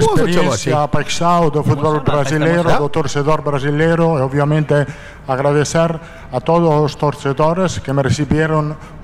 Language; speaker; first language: Portuguese; non-native, fluent; Italian